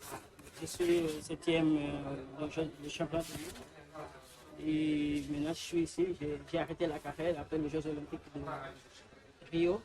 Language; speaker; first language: French; non-native, learner; Portuguese